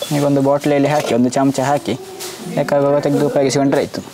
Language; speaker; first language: Kannada; non-native, local second language; Tulu